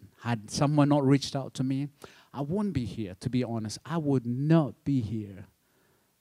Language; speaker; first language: English; non-native, local second language; Kinyarwanda